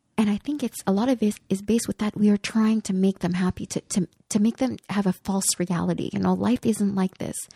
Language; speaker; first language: English; early bilingual, other home language; Spanish